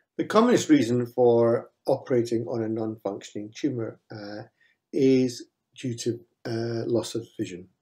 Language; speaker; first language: English; native; English